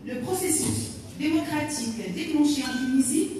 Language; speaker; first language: French; non-native, local second language; Arabic